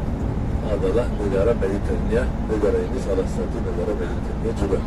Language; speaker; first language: Indonesian; non-native, fluent; Turkish